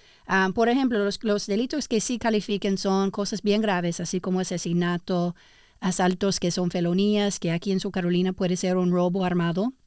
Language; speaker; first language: Spanish; early bilingual, heritage; English